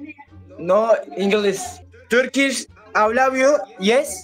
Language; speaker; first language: English; non-native, learner; Turkish